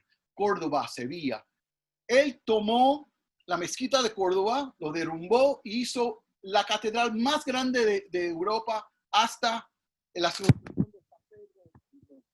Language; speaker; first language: Spanish; early bilingual, heritage; English